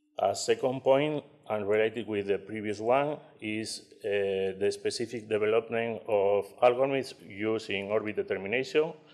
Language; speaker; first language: English; non-native, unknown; Spanish